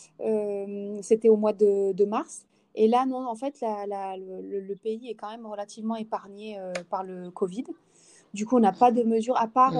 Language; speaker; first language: French; native; French